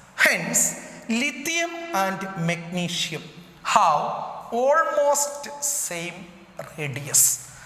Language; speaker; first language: English; non-native, local second language; Malayalam